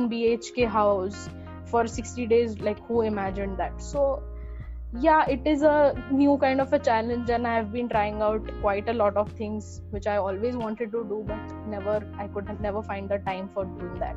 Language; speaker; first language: English; non-native, local second language; Hindi